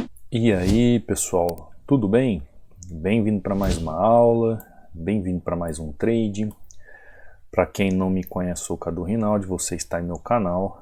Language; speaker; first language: Portuguese; native; Portuguese